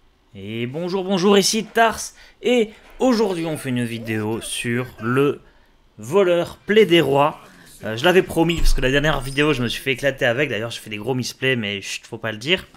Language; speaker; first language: French; native; French